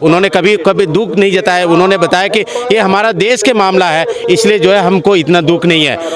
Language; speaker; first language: Hindi; non-native, local second language; Assamese